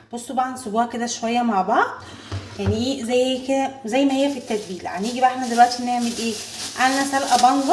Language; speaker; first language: Arabic; native; Arabic